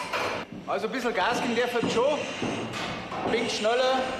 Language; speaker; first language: German; native; German